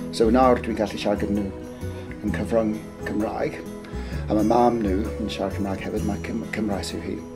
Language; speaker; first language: Welsh; non-native, learner; English